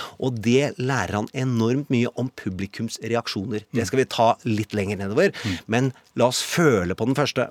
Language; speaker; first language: Norwegian; native; Norwegian